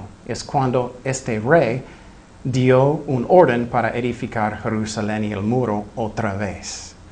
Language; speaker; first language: Spanish; non-native, fluent; English